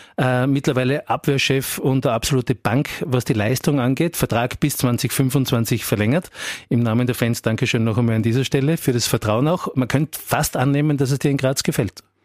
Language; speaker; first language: German; native; German